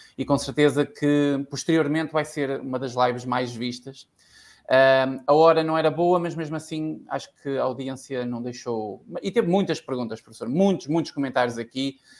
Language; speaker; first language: Portuguese; native; Portuguese